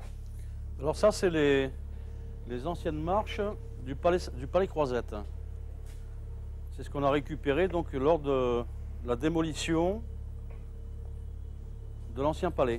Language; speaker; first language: French; native; French